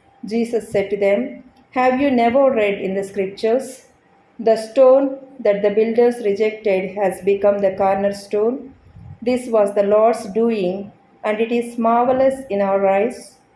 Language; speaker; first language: English; non-native, local second language; Telugu